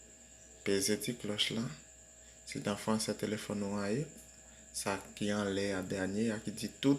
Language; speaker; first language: French; non-native, learner; Haitian Creole